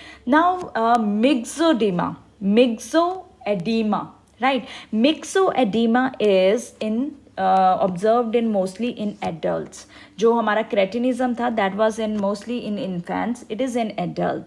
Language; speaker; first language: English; non-native, local second language; Hindi